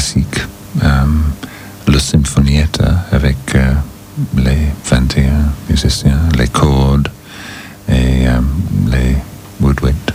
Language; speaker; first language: French; non-native, learner; English